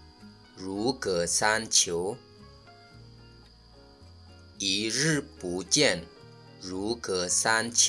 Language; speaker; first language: Chinese; non-native, fluent; Lao